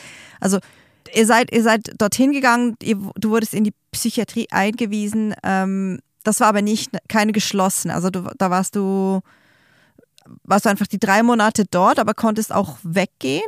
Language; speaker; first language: German; native; German